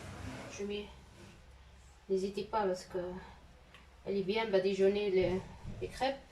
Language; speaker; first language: French; non-native, local second language; Arabic